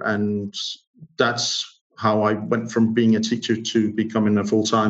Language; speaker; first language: English; non-native, fluent; Danish